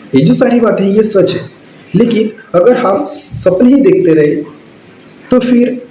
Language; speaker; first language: Hindi; non-native, local second language; Marathi